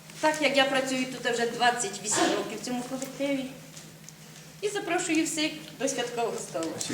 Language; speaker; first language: Ukrainian; native; Ukrainian